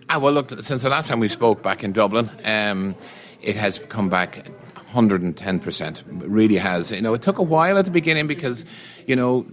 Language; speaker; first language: English; native; English